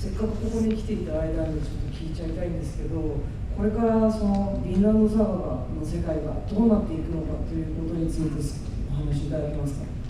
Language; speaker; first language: Japanese; native; Japanese